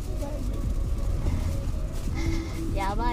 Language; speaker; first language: Japanese; non-native, learner; Vietnamese